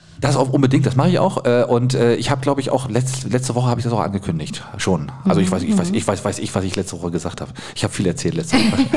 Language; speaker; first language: German; native; German